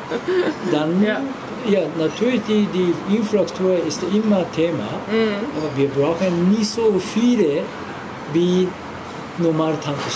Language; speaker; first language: German; non-native, learner; Japanese